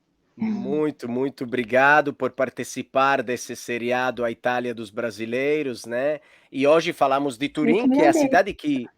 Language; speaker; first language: Portuguese; non-native, fluent; Italian